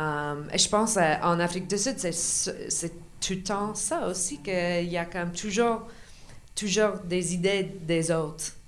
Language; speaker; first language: French; non-native, local second language; English